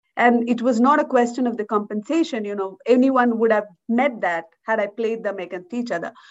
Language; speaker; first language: English; non-native, local second language; Malayalam